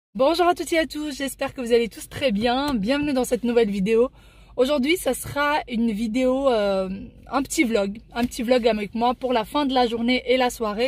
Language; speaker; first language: French; native; French